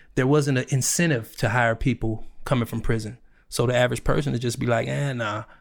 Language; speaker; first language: English; native; English